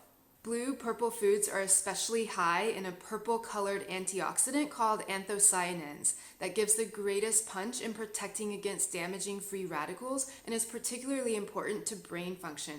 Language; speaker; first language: English; native; English